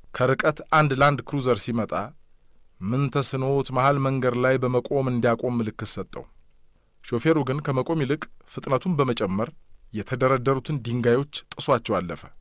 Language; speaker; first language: Amharic; native; Amharic